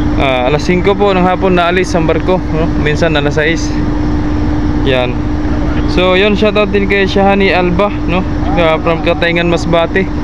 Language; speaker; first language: Filipino; non-native, local second language; Cebuano